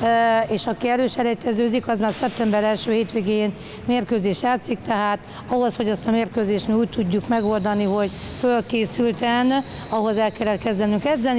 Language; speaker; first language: Hungarian; native; Hungarian